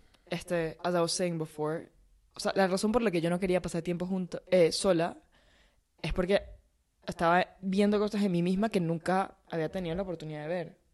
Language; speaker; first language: Spanish; native; Spanish